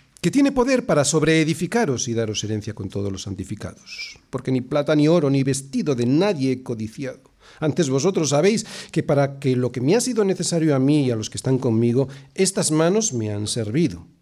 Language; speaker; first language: Spanish; native; Spanish